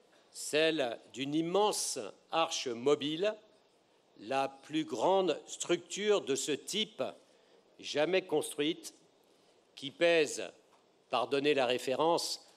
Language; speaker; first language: French; native; French